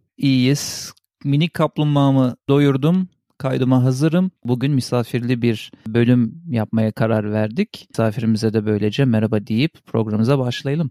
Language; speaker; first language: Turkish; native; Turkish